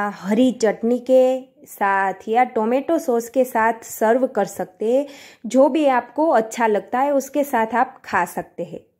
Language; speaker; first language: Hindi; non-native, local second language; Gujarati